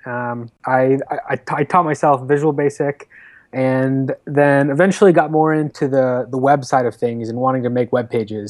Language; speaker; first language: English; native; English